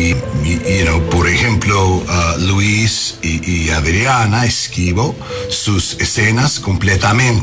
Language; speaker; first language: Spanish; non-native, learner; English